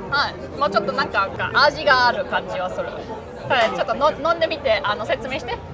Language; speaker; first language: Japanese; non-native, fluent; German